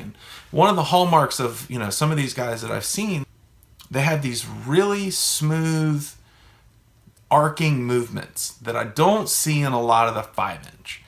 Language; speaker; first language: English; native; English